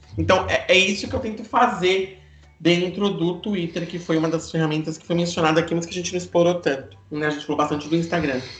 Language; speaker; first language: Portuguese; native; Portuguese